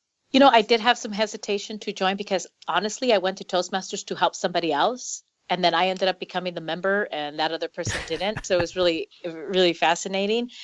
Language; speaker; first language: English; early bilingual, other home language; Spanish